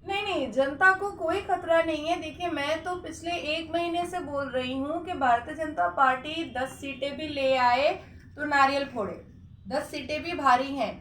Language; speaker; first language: Hindi; native; Hindi